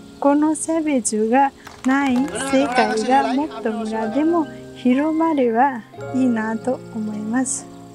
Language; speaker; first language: Japanese; non-native, learner; Nepali